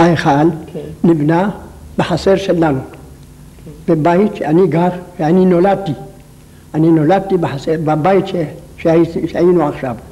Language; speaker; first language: Hebrew; non-native, local second language; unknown